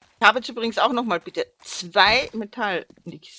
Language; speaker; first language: German; native; German